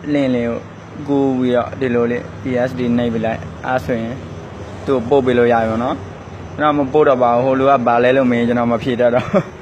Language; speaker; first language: Burmese; native; Burmese